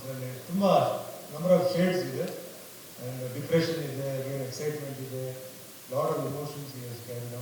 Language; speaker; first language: Kannada; non-native, fluent; Tulu